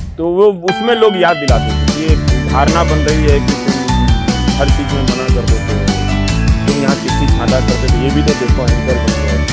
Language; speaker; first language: Hindi; non-native, local second language; Bhojpuri